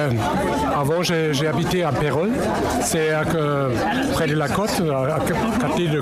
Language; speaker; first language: French; non-native, fluent; German